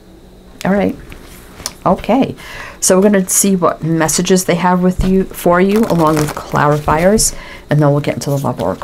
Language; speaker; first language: English; native; English